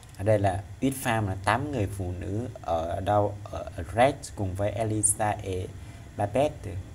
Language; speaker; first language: Vietnamese; non-native, local second language; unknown